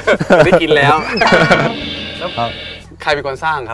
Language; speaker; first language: Thai; native; Thai